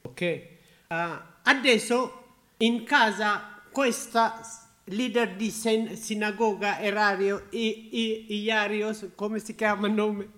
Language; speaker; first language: Italian; non-native, learner; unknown